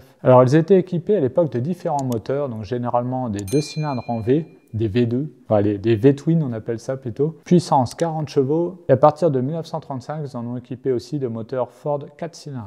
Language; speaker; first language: French; native; French